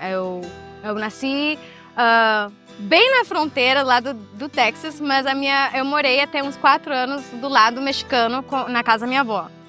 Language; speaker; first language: Portuguese; non-native, fluent; Spanish